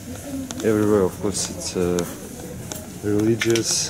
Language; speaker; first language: English; non-native, learner; Russian